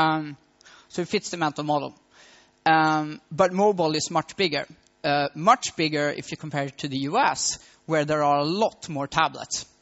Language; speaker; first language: English; non-native, fluent; Swedish